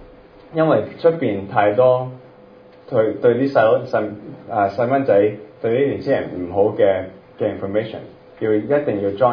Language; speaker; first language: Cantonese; early bilingual, other home language; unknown